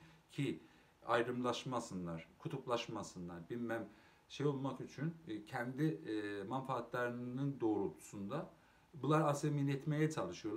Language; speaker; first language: Turkish; non-native, local second language; Azerbaijani